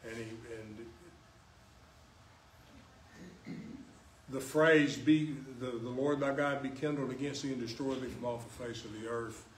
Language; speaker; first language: English; native; English